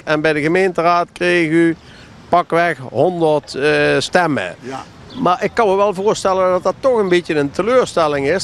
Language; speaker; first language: Dutch; native; Dutch